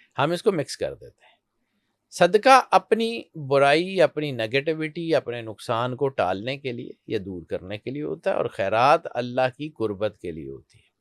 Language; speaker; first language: Urdu; non-native, local second language; Punjabi